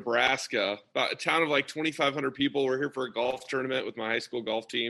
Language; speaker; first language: English; native; English